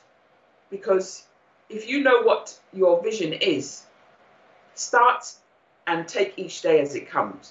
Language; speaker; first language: English; native; English